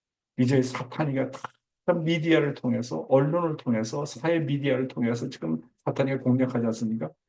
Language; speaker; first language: Korean; native; Korean